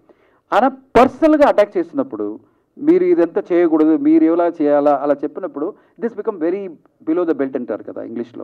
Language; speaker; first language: Telugu; non-native, fluent; Tamil